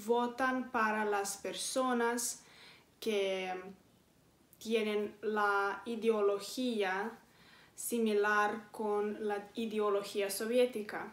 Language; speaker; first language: Spanish; non-native, fluent; Romanian